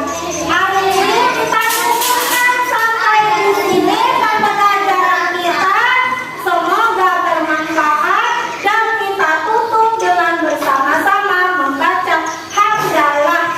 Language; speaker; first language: Indonesian; native; Indonesian